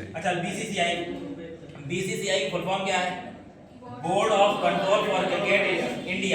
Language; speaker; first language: Hindi; native; Hindi